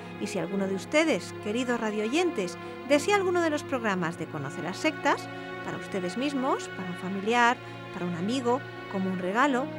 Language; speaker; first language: Spanish; native; Spanish